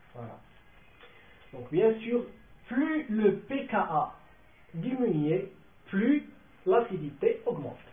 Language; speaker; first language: French; non-native, local second language; Arabic